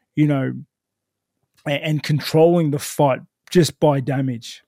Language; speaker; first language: English; native; English